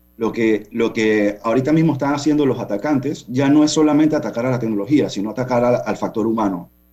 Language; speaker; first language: Spanish; native; Spanish